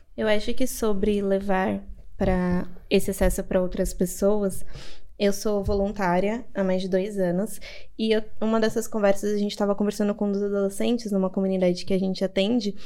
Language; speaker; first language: Portuguese; native; Portuguese